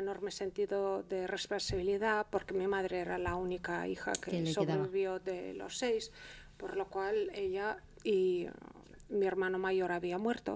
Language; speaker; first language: Spanish; early bilingual, heritage; Spanish